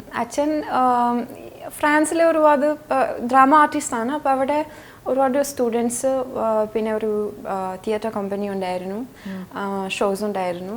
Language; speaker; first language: Malayalam; non-native, fluent; French